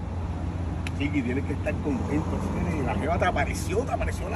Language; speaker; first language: Spanish; native; Spanish